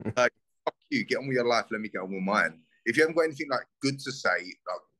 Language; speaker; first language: English; native; English